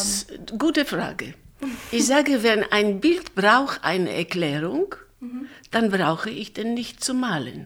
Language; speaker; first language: German; non-native, fluent; Polish